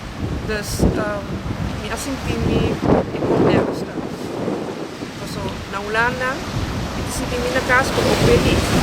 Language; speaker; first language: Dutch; non-native, local second language; Papiamento